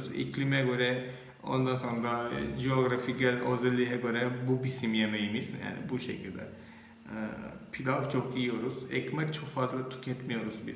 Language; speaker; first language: Turkish; non-native, fluent; Malayalam